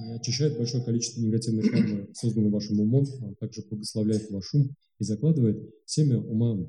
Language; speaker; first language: Russian; native; Russian